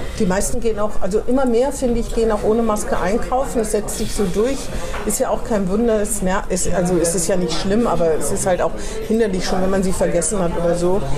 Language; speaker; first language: German; native; German